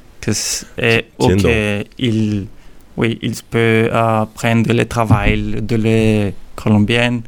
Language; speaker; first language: French; non-native, learner; Spanish